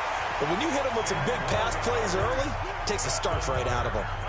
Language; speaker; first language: English; native; English